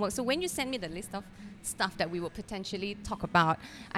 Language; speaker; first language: English; non-native, local second language; Cantonese